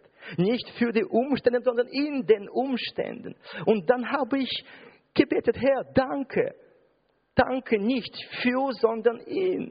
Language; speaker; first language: German; non-native, fluent; Russian